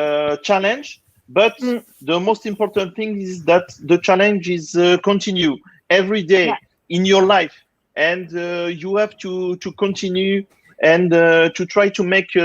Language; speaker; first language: English; non-native, fluent; French